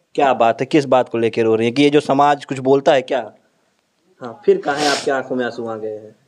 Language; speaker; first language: Hindi; native; Hindi